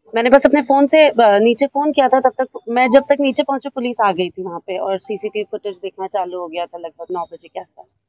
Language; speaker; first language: Hindi; native; Hindi